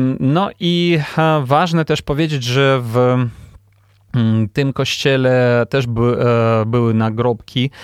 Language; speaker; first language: Polish; non-native, fluent; Ukrainian